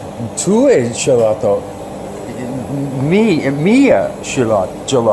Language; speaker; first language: Italian; non-native, learner; English